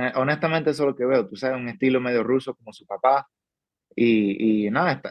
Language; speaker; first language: Spanish; early bilingual, heritage; Spanish